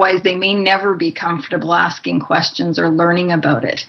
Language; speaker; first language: English; native; English